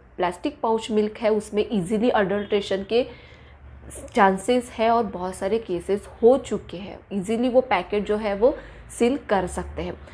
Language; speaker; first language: Hindi; non-native, local second language; Marathi